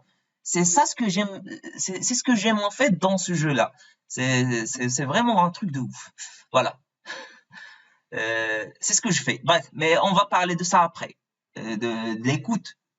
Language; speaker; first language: French; non-native, fluent; Arabic